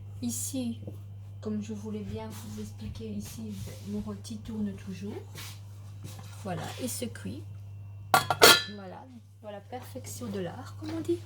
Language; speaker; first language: French; native; French